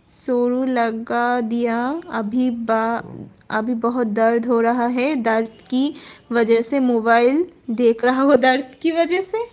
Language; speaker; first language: Hindi; non-native, learner; Bangla